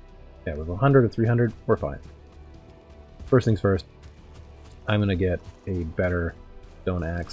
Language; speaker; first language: English; native; English